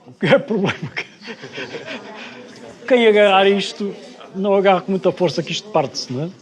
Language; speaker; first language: Portuguese; native; Portuguese